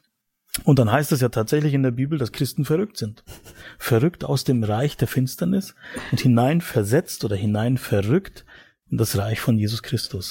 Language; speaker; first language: German; native; German